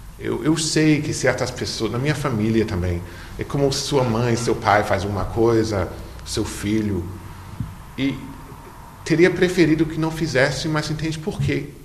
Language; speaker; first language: Portuguese; non-native, fluent; English